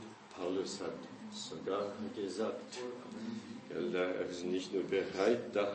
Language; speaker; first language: German; non-native, fluent; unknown